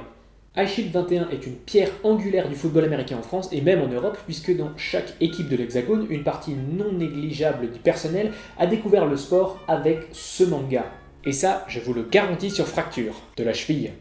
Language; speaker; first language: French; native; French